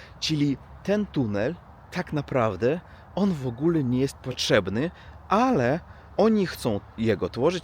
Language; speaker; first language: Polish; non-native, learner; Russian